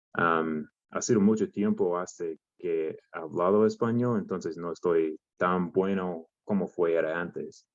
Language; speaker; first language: Spanish; non-native, learner; English